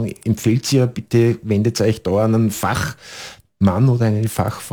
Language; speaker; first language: German; native; German